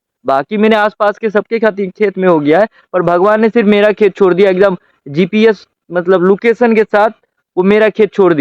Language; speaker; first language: Hindi; native; Hindi